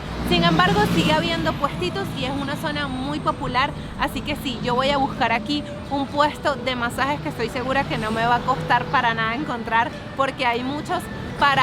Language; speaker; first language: Spanish; native; Spanish